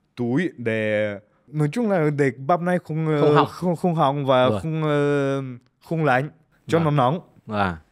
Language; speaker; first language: Vietnamese; early bilingual, heritage; Russian